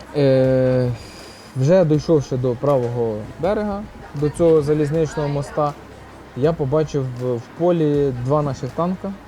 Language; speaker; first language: Ukrainian; native; Ukrainian